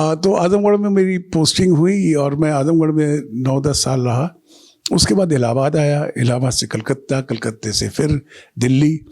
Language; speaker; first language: Hindi; non-native, local second language; Bangla